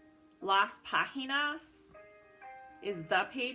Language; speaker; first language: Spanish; non-native, fluent; English